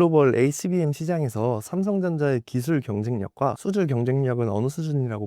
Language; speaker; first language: Korean; native; Korean